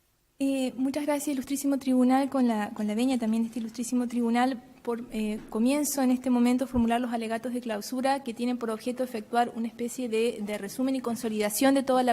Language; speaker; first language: Spanish; native; Spanish